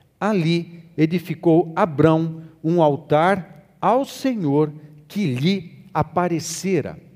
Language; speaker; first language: Portuguese; native; Portuguese